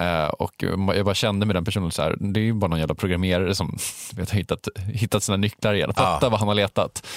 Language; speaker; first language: Swedish; native; Swedish